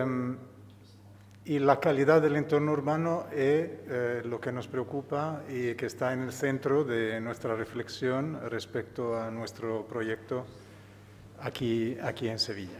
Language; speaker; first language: Spanish; non-native, fluent; Italian